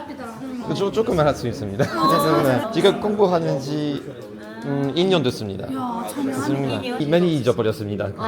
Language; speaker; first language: Korean; non-native, learner; English